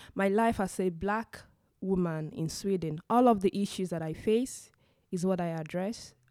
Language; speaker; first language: English; non-native, local second language; Igbo